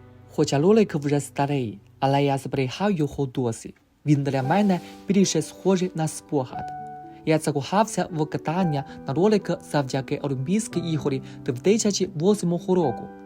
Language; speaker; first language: Ukrainian; non-native, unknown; Chinese